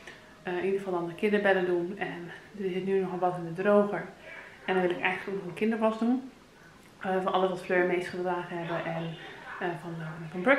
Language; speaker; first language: Dutch; native; Dutch